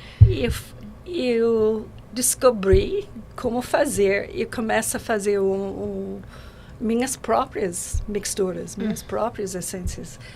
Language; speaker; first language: Portuguese; non-native, learner; English